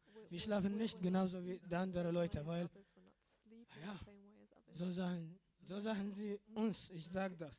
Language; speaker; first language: German; non-native, learner; Arabic